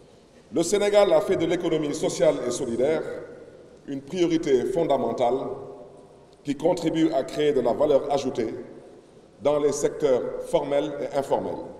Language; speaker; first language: French; non-native, local second language; Wolof